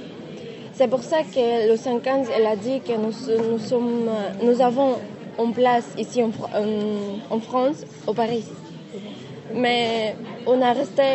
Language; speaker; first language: French; non-native, learner; Arabic